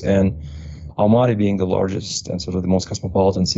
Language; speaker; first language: English; non-native, fluent; Russian